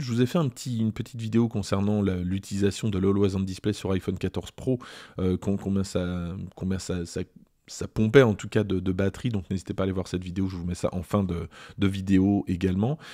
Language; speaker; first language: French; native; French